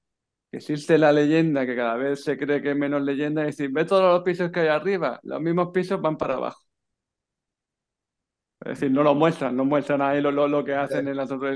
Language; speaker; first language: Spanish; native; Spanish